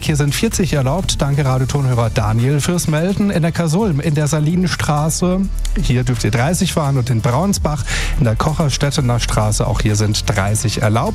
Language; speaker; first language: German; native; German